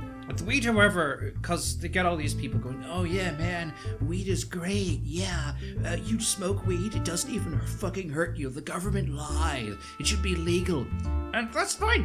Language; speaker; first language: English; native; English